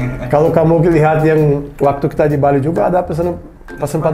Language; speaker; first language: Indonesian; non-native, learner; Portuguese